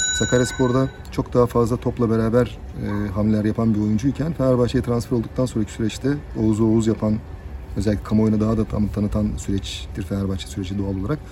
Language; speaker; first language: Turkish; native; Turkish